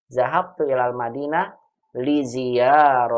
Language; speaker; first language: Arabic; non-native, fluent; Indonesian